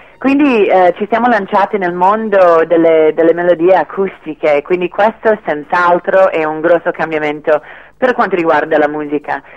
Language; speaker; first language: Italian; non-native, fluent; English